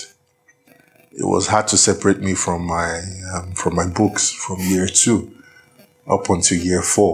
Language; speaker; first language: English; non-native, local second language; Yoruba